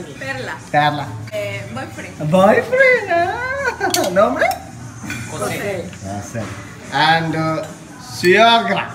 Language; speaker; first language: Spanish; non-native, learner; Telugu